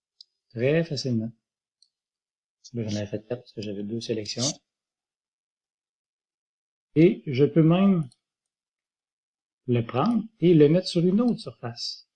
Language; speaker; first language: French; native; French